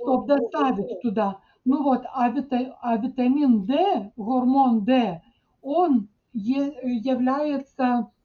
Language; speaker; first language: Russian; non-native, fluent; Lithuanian